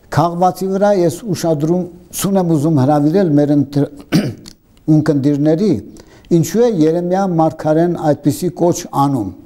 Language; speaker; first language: Armenian; native; Armenian